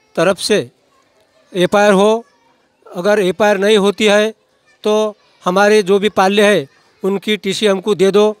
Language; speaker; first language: Hindi; non-native, local second language; Marathi